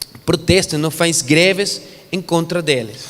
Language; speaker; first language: Portuguese; non-native, fluent; Spanish